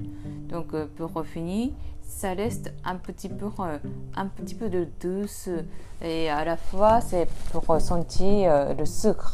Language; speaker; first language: French; non-native, learner; Japanese